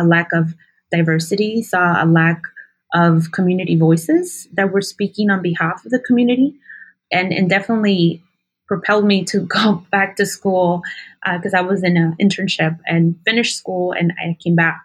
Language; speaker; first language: English; early bilingual, other home language; Spanish